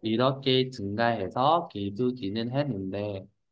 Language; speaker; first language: Korean; non-native, fluent; Vietnamese